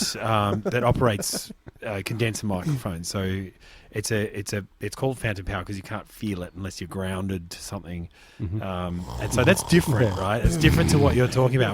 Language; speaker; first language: English; native; English